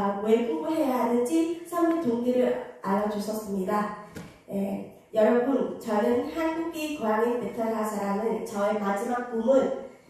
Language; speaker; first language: Korean; non-native, fluent; Vietnamese